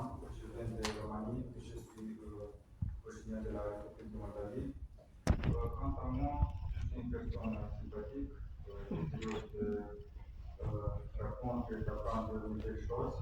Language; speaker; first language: French; non-native, fluent; Romanian